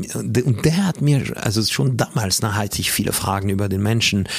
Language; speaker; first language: German; non-native, fluent; French